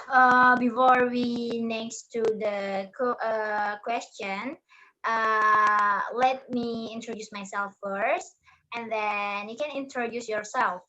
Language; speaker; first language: English; non-native, learner; Indonesian